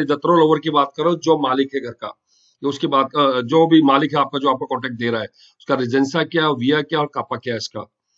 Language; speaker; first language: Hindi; non-native, local second language; Punjabi